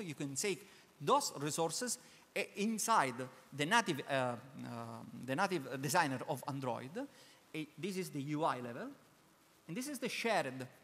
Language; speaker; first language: English; non-native, learner; Italian